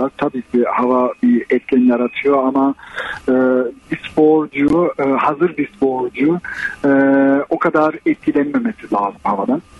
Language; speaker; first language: Turkish; early bilingual, heritage; Turkish